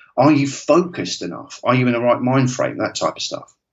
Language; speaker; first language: English; native; English